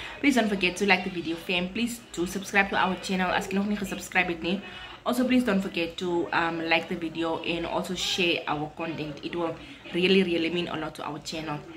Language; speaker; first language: English; non-native, local second language; Afrikaans